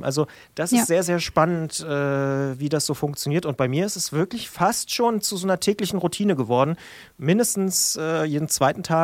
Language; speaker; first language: German; native; German